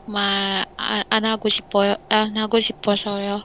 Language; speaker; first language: Korean; non-native, learner; Indonesian